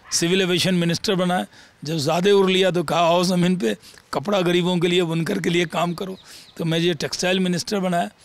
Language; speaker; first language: Hindi; native; Hindi